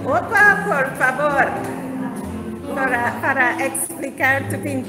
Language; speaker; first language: Spanish; non-native, learner; English